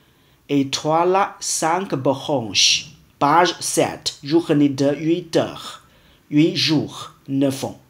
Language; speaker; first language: French; non-native, fluent; Chinese